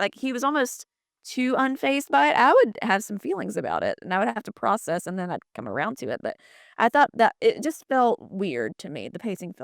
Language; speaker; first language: English; native; English